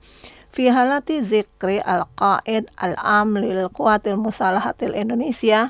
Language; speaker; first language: Arabic; non-native, fluent; Indonesian